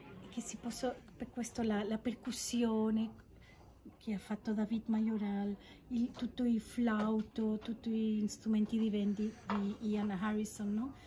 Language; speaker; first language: Italian; non-native, fluent; Catalan